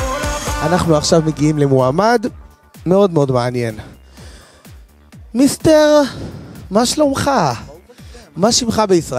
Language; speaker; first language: Hebrew; native; Hebrew